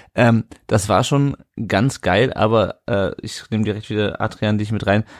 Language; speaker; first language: German; native; German